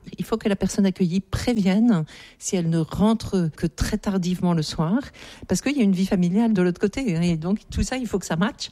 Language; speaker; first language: French; native; French